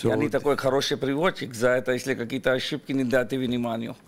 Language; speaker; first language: Russian; non-native, learner; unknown